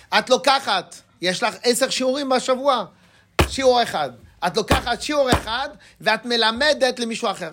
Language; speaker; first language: Hebrew; non-native, fluent; French